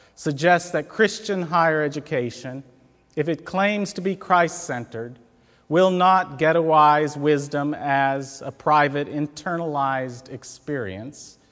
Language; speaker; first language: English; native; English